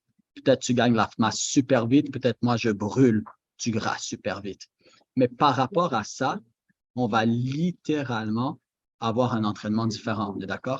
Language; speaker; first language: French; native; French